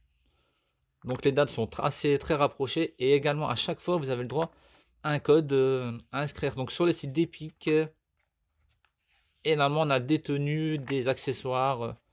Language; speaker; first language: French; native; French